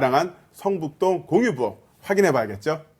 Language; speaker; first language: Korean; native; Korean